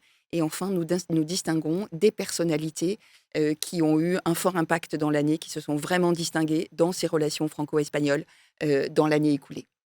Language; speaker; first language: French; native; French